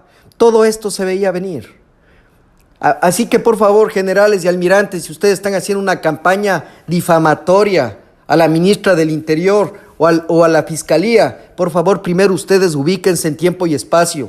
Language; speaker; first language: Spanish; native; Spanish